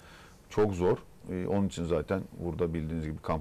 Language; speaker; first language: Turkish; native; Turkish